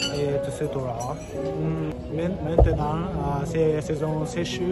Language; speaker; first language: French; non-native, learner; Japanese